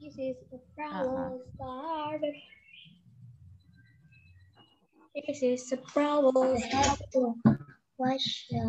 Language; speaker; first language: English; non-native, learner; Indonesian